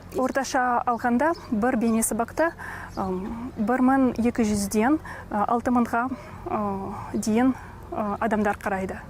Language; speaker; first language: Kazakh; non-native, local second language; Russian